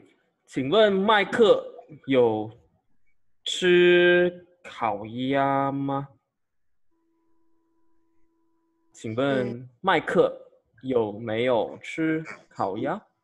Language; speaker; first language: Chinese; non-native, fluent; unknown